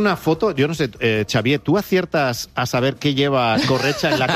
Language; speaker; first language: Spanish; native; Spanish